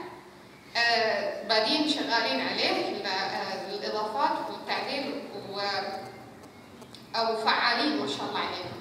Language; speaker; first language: Arabic; native; Arabic